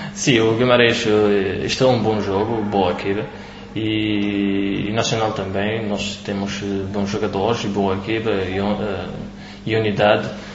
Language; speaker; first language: Portuguese; non-native, learner; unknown